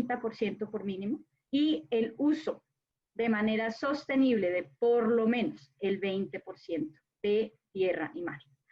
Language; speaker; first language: Spanish; native; Spanish